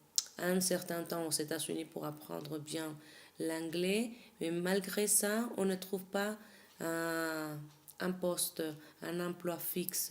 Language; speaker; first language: French; non-native, fluent; Spanish